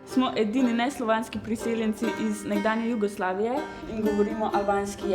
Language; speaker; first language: Slovenian; early bilingual, other home language; Albanian